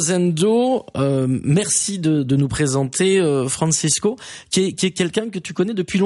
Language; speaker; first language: French; native; French